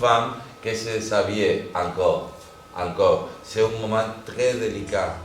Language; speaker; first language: French; non-native, learner; Spanish